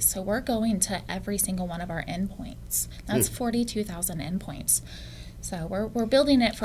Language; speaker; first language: English; native; English